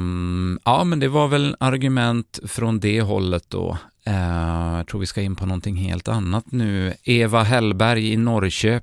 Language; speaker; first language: Swedish; native; Swedish